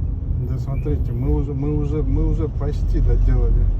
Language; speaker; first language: Russian; non-native, local second language; Kyrgyz